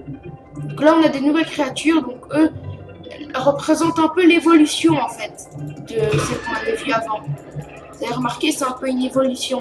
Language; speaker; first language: French; native; French